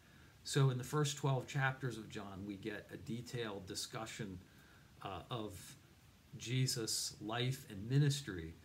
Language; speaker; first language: English; native; English